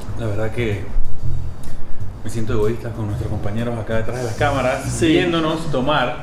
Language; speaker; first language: Spanish; native; Spanish